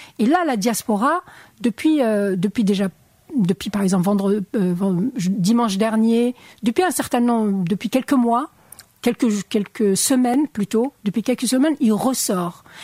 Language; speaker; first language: French; non-native, local second language; Arabic